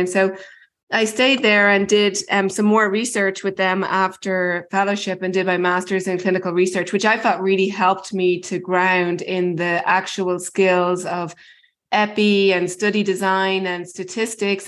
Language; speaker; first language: English; native; English